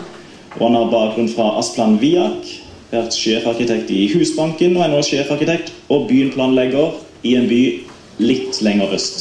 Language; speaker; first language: Norwegian; native; Norwegian